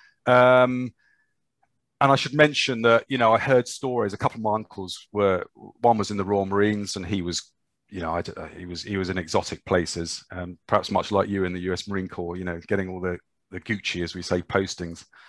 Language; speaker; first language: English; native; English